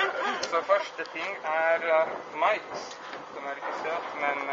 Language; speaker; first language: Norwegian; non-native, learner; Latvian